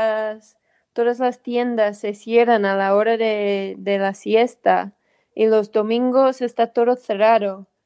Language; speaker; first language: Spanish; non-native, fluent; English